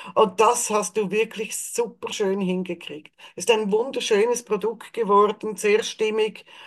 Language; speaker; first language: German; native; German